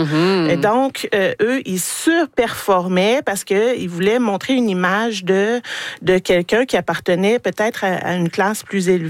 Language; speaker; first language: French; native; French